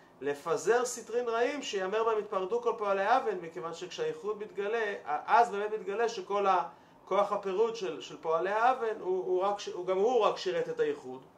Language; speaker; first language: Hebrew; native; Hebrew